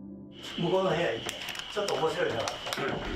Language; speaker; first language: Japanese; native; Japanese